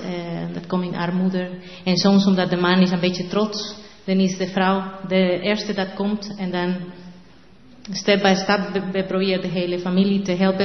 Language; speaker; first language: Dutch; non-native, learner; Spanish